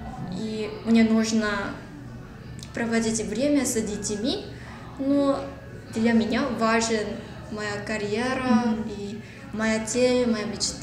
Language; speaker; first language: Russian; non-native, learner; Korean